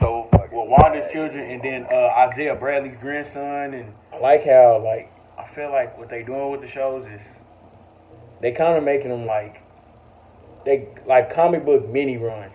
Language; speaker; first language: English; native; English